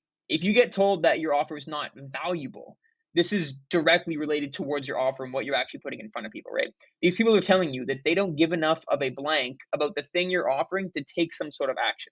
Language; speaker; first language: English; native; English